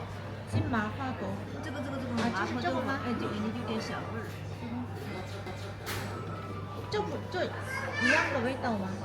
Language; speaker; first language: Chinese; non-native, fluent; Korean